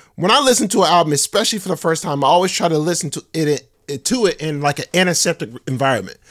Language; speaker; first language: English; native; English